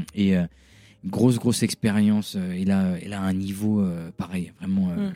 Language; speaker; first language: French; native; French